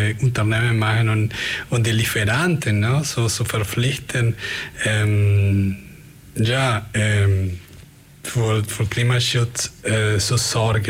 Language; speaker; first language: German; non-native, fluent; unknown